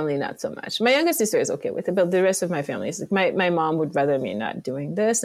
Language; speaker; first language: English; non-native, local second language; French